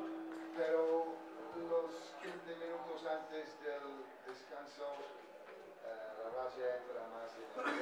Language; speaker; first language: Spanish; non-native, fluent; English